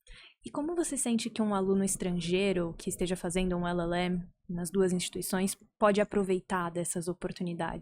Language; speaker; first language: Portuguese; native; Portuguese